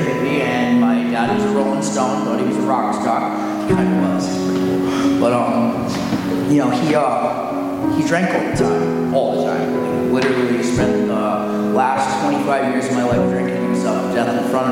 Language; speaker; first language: English; native; English